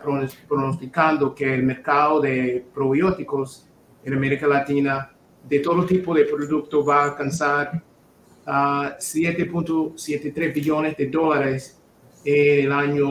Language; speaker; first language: Spanish; non-native, fluent; English